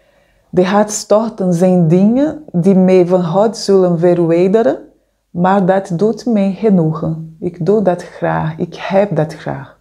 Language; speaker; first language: Dutch; non-native, fluent; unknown